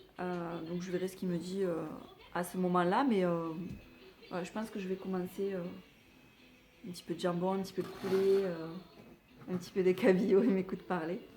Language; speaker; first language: French; native; French